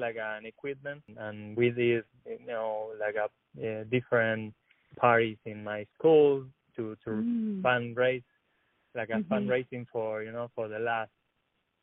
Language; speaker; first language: English; non-native, learner; Spanish